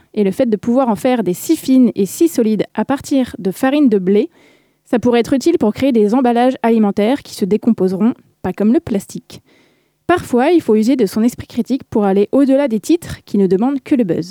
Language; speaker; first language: French; native; French